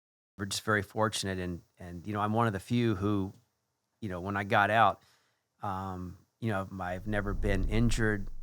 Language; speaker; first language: English; native; English